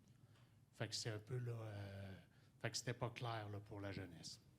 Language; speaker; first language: French; native; French